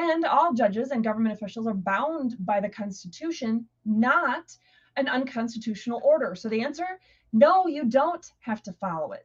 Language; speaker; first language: English; native; English